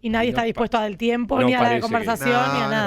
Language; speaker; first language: Spanish; native; Spanish